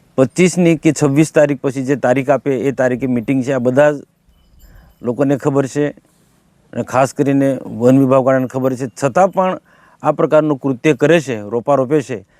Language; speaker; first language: Gujarati; non-native, local second language; Vasavi